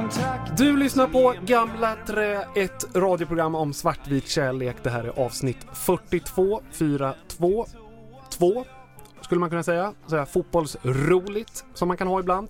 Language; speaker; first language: Swedish; native; Swedish